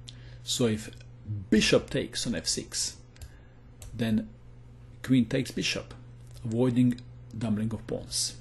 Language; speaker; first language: English; non-native, fluent; Croatian